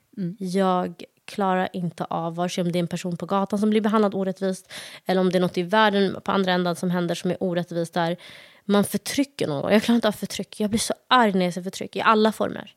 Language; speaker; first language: Swedish; early bilingual, other home language; Somali